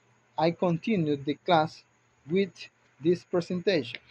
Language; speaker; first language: English; non-native, learner; Spanish